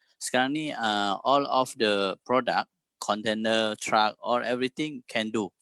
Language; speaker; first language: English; non-native, learner; Thai